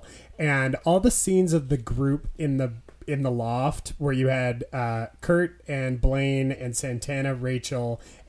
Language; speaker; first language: English; native; English